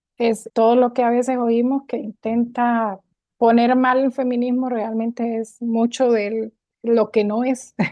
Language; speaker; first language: Spanish; native; Spanish